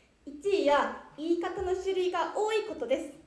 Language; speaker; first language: Japanese; non-native, fluent; Korean